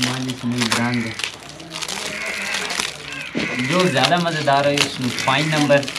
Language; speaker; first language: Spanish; non-native, learner; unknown